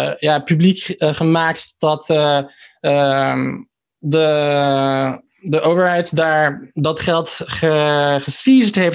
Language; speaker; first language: Dutch; early bilingual, heritage; Dutch